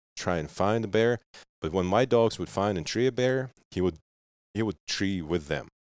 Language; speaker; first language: English; non-native, fluent; Russian